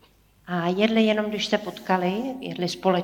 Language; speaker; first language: Czech; native; Czech